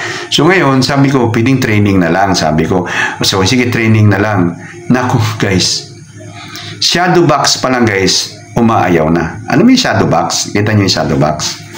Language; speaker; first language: Filipino; non-native, local second language; Cebuano